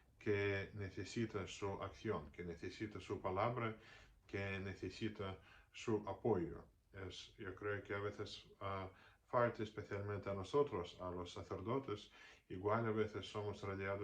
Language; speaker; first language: Spanish; non-native, fluent; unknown